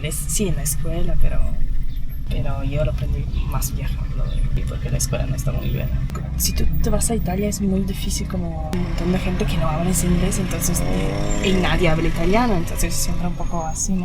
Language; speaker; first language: Spanish; non-native, fluent; Italian